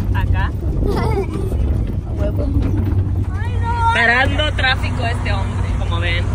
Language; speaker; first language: Spanish; early bilingual, heritage; Spanish